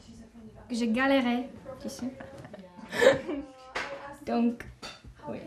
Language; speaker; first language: French; non-native, fluent; Czech